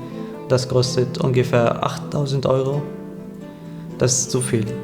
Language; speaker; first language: German; non-native, learner; Arabic